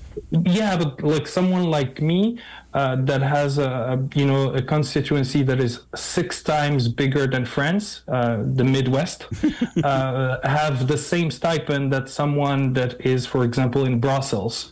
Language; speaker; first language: English; non-native, fluent; French